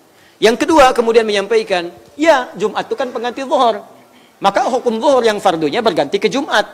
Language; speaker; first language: Indonesian; native; Indonesian